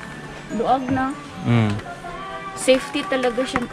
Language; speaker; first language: Filipino; native; Filipino